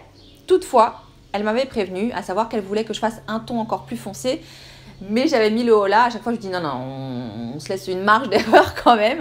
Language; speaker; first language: French; native; French